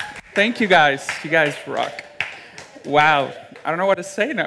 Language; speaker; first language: English; non-native, fluent; Spanish